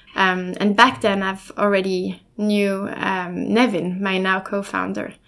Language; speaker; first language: English; non-native, fluent; German